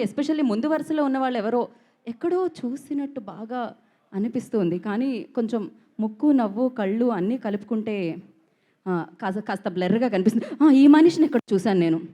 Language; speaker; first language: Telugu; native; Telugu